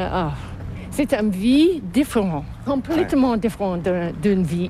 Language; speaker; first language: French; non-native, fluent; English